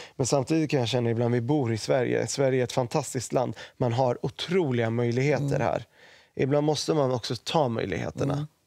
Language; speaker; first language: Swedish; early bilingual, other home language; Arabic